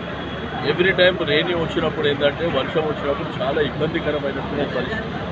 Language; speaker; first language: Telugu; native; Telugu